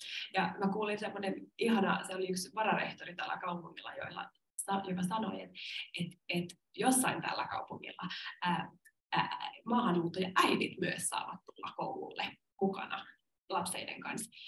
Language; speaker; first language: Finnish; non-native, local second language; Swedish